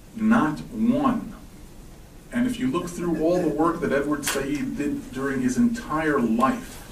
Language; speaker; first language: English; native; English